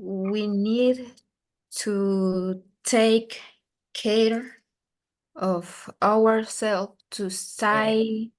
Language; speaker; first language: English; non-native, learner; Spanish